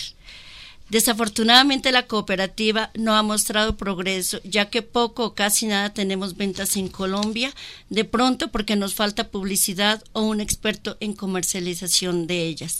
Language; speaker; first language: Spanish; native; Spanish